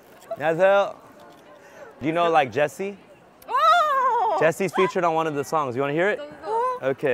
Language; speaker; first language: English; early bilingual, other home language; Korean